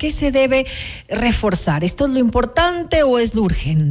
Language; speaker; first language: Spanish; native; Spanish